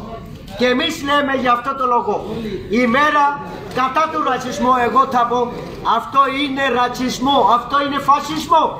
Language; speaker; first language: Greek; non-native, fluent; Urdu